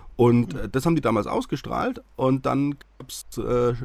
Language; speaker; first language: German; native; German